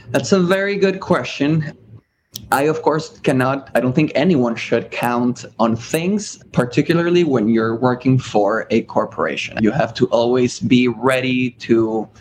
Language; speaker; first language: English; early bilingual, other home language; Spanish